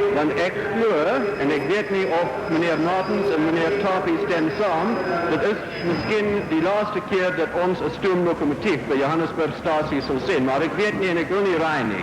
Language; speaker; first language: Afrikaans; non-native, local second language; English